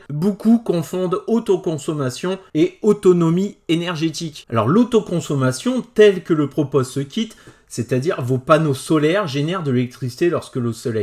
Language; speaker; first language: French; native; French